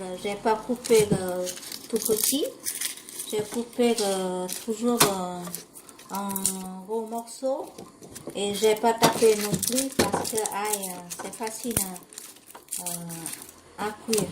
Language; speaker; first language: French; non-native, learner; Vietnamese